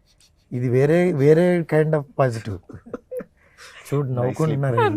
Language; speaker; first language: Telugu; native; Telugu